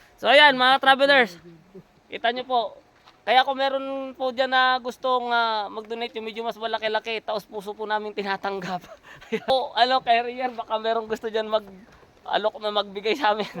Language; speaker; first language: Filipino; native; Filipino